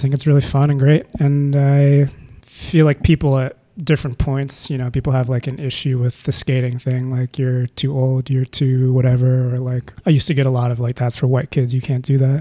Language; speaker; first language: English; native; English